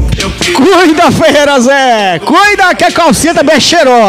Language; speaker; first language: Portuguese; native; Portuguese